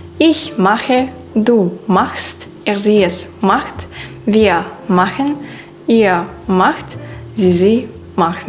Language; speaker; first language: German; non-native, fluent; Ukrainian